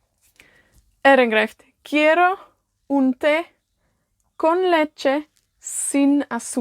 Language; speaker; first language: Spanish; non-native, fluent; Welsh